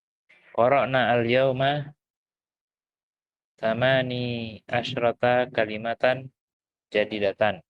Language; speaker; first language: Arabic; non-native, fluent; Indonesian